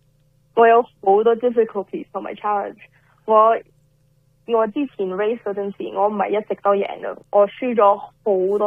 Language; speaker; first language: Cantonese; early bilingual, heritage; Cantonese